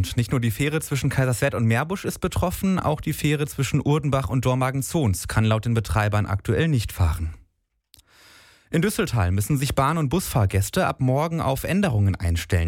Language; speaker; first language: German; native; German